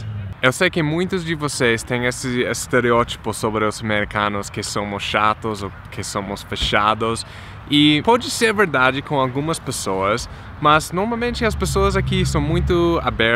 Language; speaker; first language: Portuguese; non-native, fluent; English